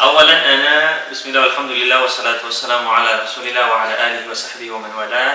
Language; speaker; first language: Arabic; non-native, fluent; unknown